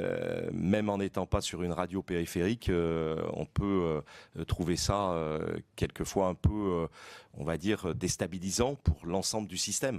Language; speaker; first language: French; native; French